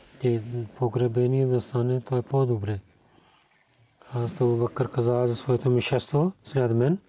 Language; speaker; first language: Bulgarian; non-native, learner; Urdu